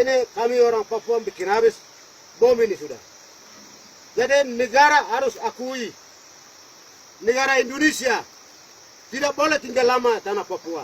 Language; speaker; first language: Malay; non-native, local second language; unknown